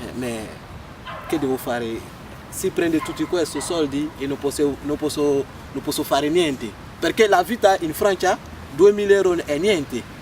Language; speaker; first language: Italian; non-native, learner; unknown